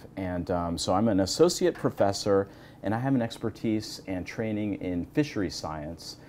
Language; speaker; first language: English; native; English